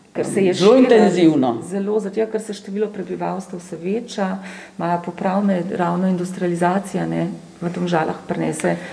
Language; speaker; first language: Slovenian; native; Slovenian